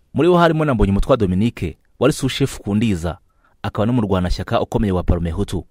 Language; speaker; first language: Kinyarwanda; native; Kinyarwanda